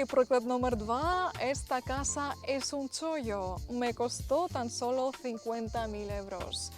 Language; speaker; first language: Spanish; non-native, fluent; Ukrainian